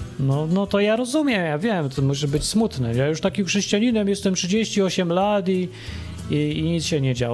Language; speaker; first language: Polish; native; Polish